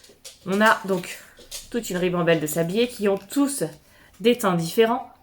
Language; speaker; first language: French; native; French